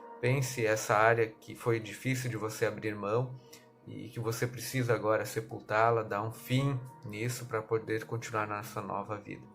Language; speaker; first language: Portuguese; native; Portuguese